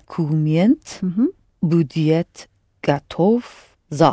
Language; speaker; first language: Russian; non-native, learner; English